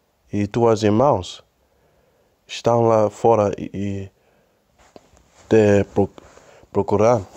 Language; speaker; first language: Portuguese; non-native, learner; Spanish